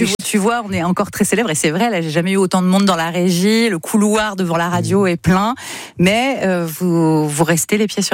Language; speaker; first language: French; native; French